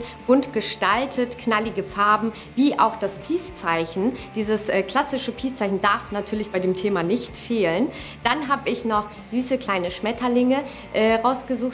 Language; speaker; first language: German; native; German